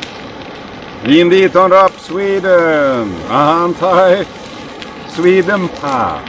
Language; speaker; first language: Thai; non-native, learner; Swedish